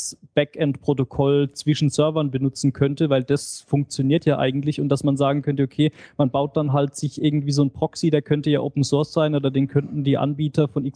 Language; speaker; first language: German; native; German